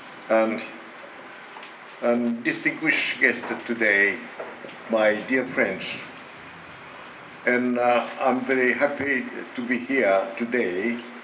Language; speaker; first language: English; non-native, fluent; Vietnamese